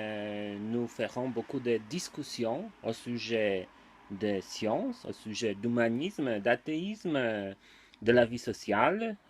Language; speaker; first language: French; non-native, learner; Polish